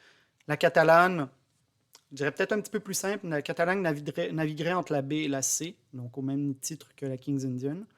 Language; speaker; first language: French; native; French